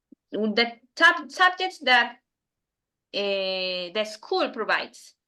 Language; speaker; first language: English; non-native, fluent; Spanish